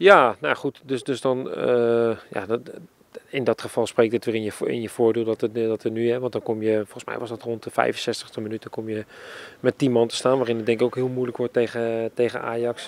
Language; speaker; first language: Dutch; native; Dutch